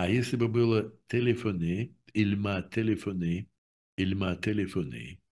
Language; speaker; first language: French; non-native, fluent; Russian